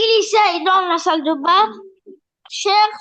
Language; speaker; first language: French; non-native, learner; Arabic